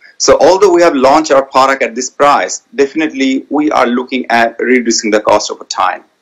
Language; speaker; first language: English; non-native, local second language; Bangla